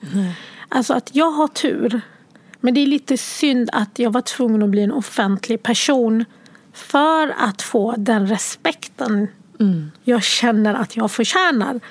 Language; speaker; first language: Swedish; early bilingual, other home language; Arabic